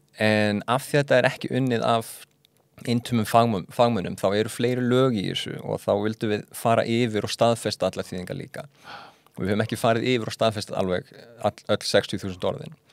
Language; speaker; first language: Icelandic; native; Icelandic